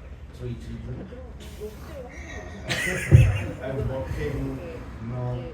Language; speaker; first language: English; non-native, learner; Indonesian